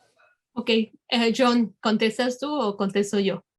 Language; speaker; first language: Spanish; native; Spanish